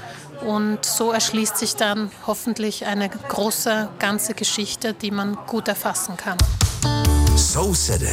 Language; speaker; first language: German; early bilingual, other home language; Slovak